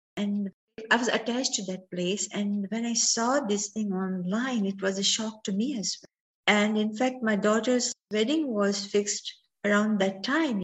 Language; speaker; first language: English; non-native, local second language; Sindhi